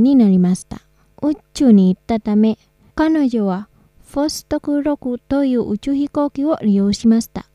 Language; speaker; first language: Japanese; non-native, fluent; Indonesian